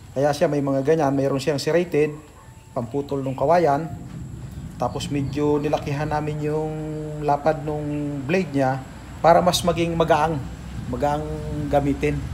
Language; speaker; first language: Filipino; non-native, local second language; Hiligaynon